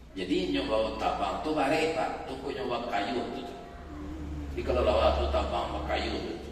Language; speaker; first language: Malay; non-native, local second language; Minangkabau